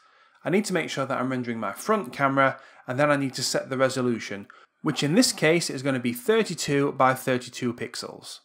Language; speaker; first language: English; native; English